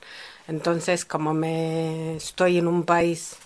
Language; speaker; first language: Spanish; non-native, fluent; Amharic